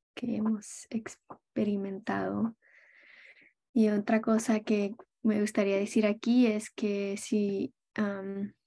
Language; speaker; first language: Spanish; early bilingual, heritage; Spanish